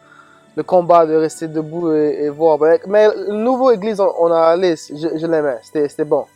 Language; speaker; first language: French; non-native, local second language; English